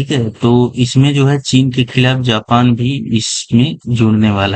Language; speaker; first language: Hindi; native; Hindi